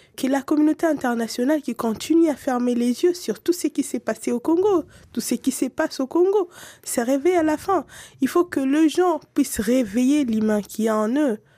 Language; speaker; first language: French; non-native, local second language; Swahili